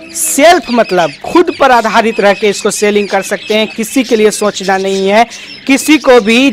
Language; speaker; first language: Hindi; native; Hindi